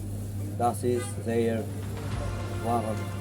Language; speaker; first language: German; non-native, learner; Uzbek